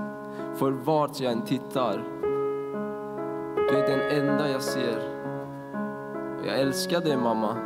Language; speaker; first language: Swedish; non-native, fluent; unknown